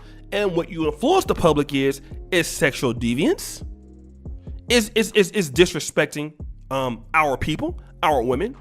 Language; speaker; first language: English; native; English